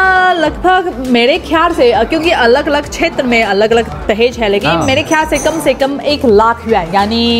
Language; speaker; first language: Hindi; non-native, fluent; Chinese